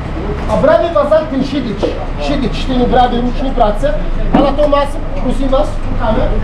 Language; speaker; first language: Czech; non-native, learner; Arabic